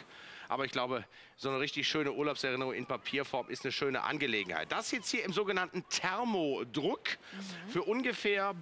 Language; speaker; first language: German; native; German